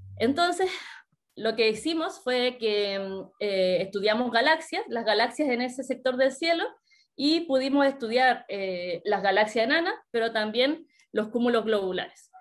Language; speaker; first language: Spanish; native; Spanish